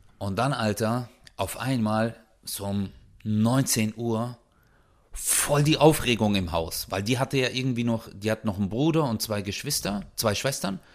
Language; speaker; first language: German; early bilingual, other home language; Turkish